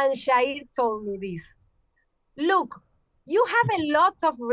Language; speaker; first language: English; non-native, learner; Spanish